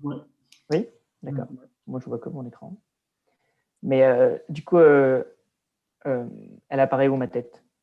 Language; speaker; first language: French; native; French